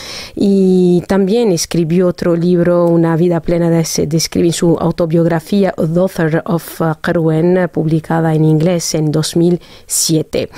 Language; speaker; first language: Spanish; non-native, fluent; Arabic